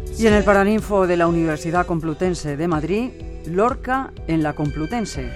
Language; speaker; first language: Spanish; native; Spanish